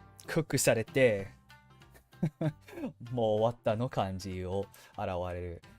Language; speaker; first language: Japanese; non-native, fluent; English